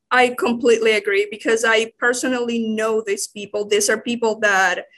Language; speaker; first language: English; non-native, fluent; Spanish